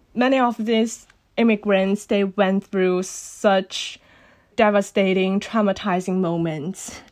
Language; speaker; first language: English; non-native, fluent; Cantonese